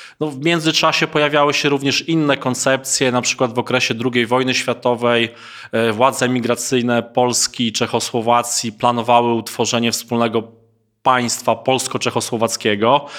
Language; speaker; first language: Polish; native; Polish